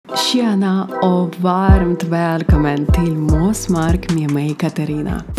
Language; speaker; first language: Swedish; non-native, learner; Ukrainian